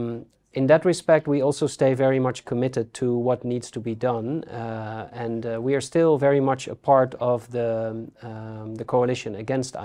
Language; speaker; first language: English; non-native, fluent; Dutch